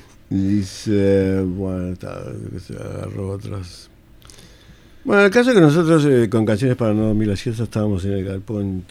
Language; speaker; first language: Spanish; native; Spanish